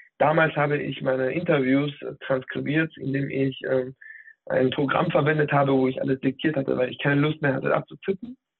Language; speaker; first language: German; native; German